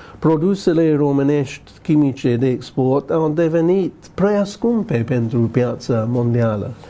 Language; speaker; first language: Romanian; non-native, fluent; English